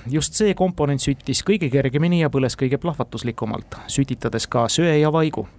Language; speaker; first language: Estonian; native; Estonian